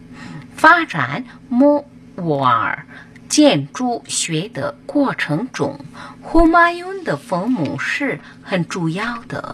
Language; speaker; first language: Chinese; non-native, learner; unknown